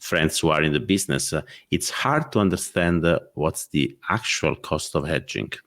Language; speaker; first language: English; non-native, fluent; Italian